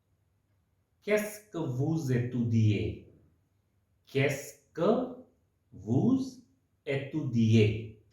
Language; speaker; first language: French; non-native, fluent; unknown